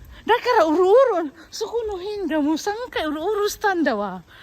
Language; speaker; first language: Japanese; non-native, fluent; Filipino